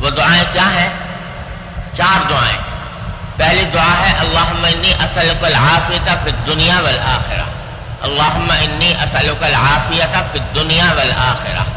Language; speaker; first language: Urdu; native; Urdu